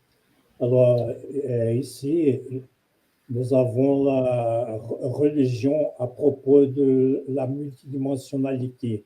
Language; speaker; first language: French; non-native, fluent; Portuguese